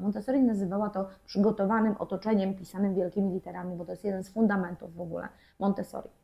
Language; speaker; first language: Polish; native; Polish